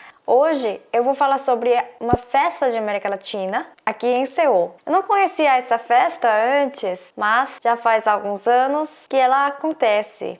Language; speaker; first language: Portuguese; non-native, fluent; Korean